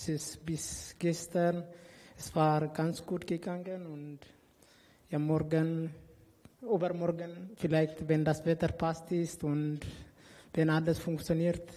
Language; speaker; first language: German; non-native, fluent; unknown